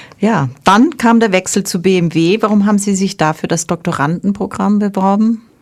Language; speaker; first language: German; native; German